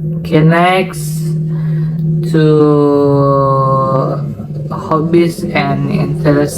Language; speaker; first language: English; non-native, learner; Indonesian